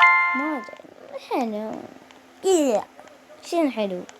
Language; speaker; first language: Arabic; native; Arabic